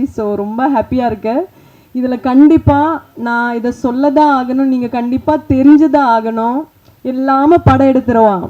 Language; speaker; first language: Tamil; non-native, learner; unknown